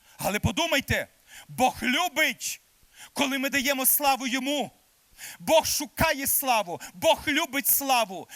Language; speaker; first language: Ukrainian; native; Ukrainian